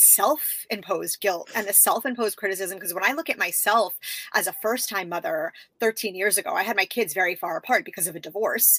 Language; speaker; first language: English; native; English